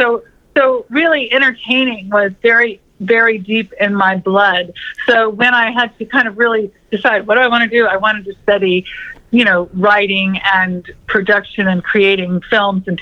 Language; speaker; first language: English; native; English